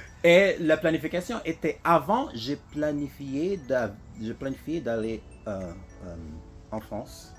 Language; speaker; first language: French; non-native, learner; English